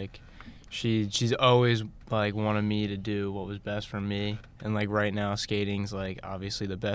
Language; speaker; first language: English; native; English